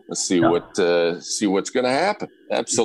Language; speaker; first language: English; native; English